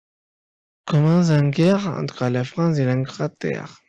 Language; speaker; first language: French; non-native, learner; Spanish